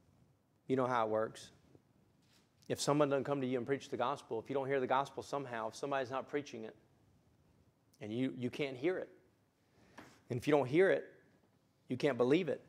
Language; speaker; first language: English; native; English